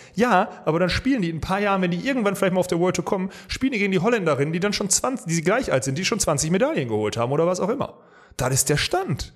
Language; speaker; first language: German; native; German